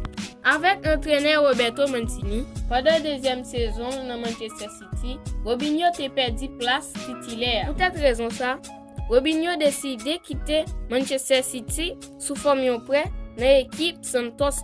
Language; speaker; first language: French; non-native, learner; Haitian Creole